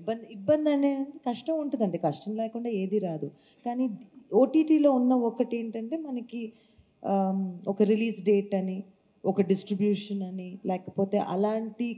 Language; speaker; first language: Telugu; native; Telugu